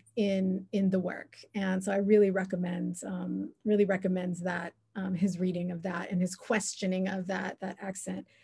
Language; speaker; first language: English; native; English